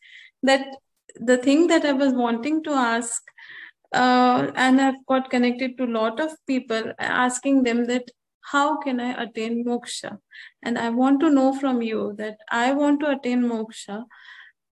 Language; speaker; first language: English; non-native, local second language; Hindi